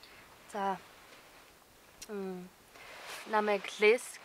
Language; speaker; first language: Mongolian; non-native, fluent; English